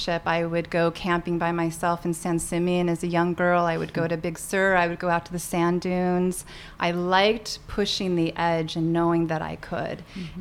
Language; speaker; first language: English; native; English